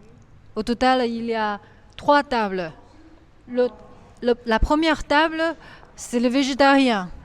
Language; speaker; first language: French; non-native, fluent; Chinese